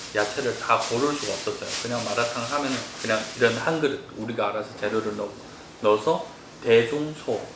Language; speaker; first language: Korean; early bilingual, heritage; Korean